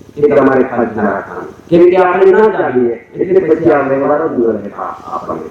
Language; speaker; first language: Gujarati; non-native, local second language; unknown